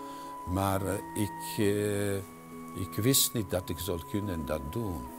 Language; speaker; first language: Dutch; non-native, fluent; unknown